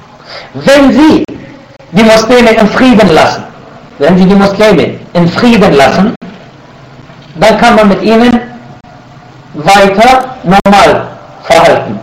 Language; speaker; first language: German; non-native, fluent; Arabic